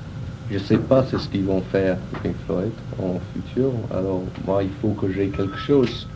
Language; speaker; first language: French; non-native, fluent; English